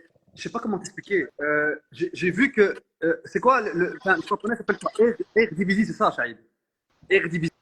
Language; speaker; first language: French; native; French